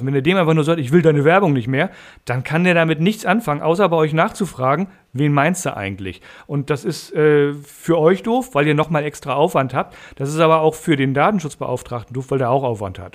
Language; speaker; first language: German; native; German